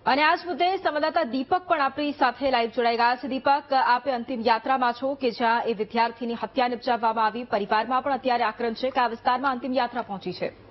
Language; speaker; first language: Gujarati; native; Gujarati